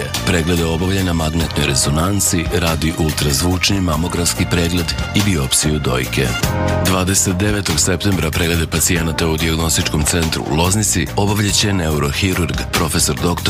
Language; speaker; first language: Serbian; native; Serbian